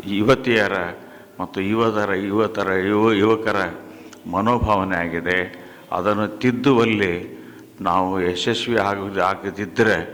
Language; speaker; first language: Kannada; native; Kannada